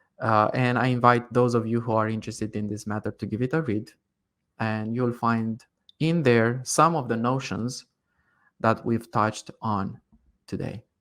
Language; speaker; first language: English; non-native, fluent; Romanian